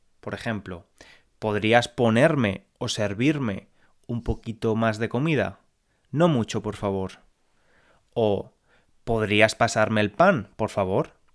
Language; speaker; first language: Spanish; native; Spanish